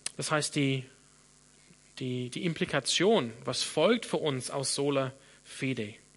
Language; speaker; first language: German; non-native, fluent; English